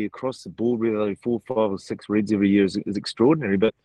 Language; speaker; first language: English; native; English